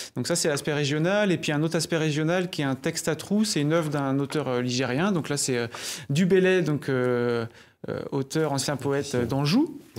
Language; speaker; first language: French; native; French